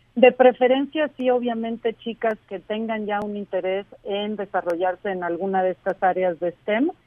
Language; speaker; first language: Spanish; native; Spanish